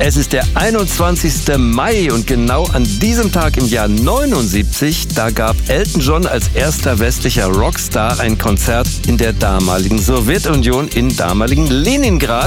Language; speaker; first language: German; native; German